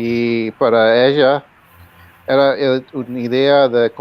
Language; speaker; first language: Spanish; early bilingual, heritage; Spanish